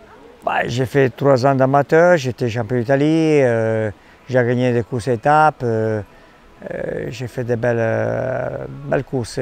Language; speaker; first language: French; non-native, fluent; Italian